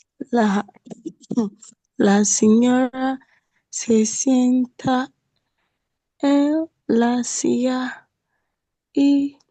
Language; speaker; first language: Spanish; non-native, learner; English